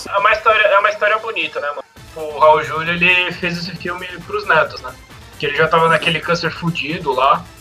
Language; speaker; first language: Portuguese; native; Portuguese